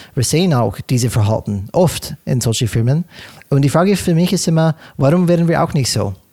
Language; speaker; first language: German; non-native, fluent; English